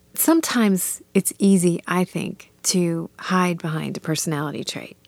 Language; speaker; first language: English; native; English